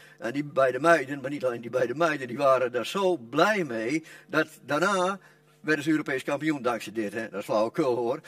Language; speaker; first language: Dutch; non-native, local second language; Western Frisian